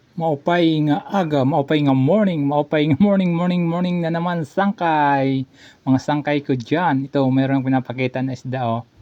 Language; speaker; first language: Filipino; non-native, local second language; Waray